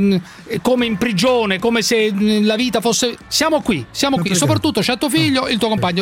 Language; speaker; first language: Italian; native; Italian